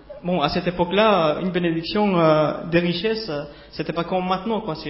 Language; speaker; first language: French; native; French